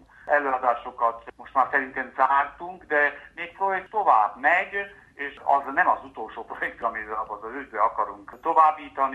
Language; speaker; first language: Hungarian; non-native, fluent; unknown